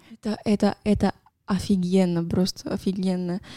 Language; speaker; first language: Russian; non-native, fluent; Spanish